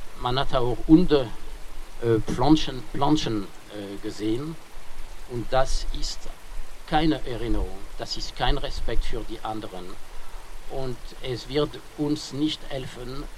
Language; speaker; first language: German; non-native, fluent; French